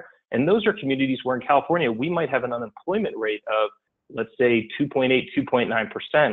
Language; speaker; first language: English; native; English